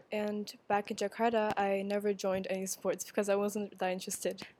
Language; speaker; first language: English; non-native, fluent; Indonesian